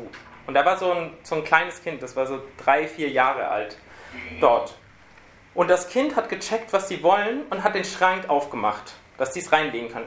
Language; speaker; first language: German; native; German